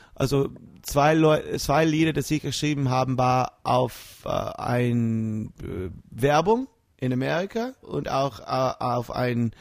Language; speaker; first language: German; non-native, fluent; English